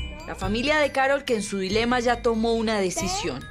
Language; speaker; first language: Spanish; native; Spanish